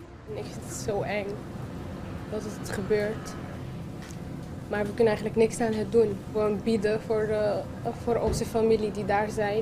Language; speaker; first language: Dutch; non-native, local second language; Papiamento